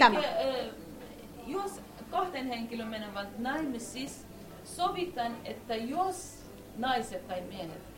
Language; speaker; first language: Finnish; non-native, learner; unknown